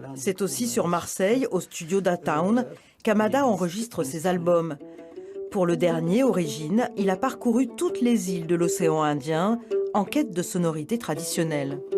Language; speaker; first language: French; native; French